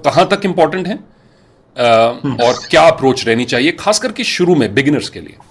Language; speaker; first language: Hindi; non-native, local second language; Punjabi